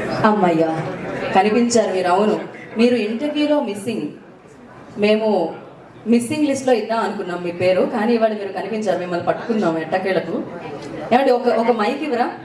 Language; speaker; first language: Telugu; native; Telugu